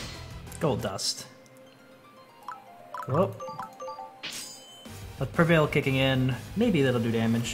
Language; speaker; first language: English; native; English